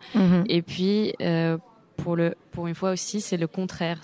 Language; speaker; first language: French; non-native, local second language; Arabic